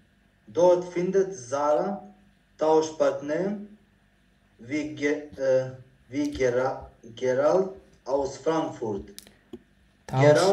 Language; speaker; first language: German; non-native, learner; Croatian